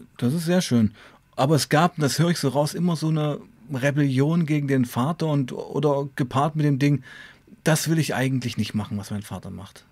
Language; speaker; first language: German; native; German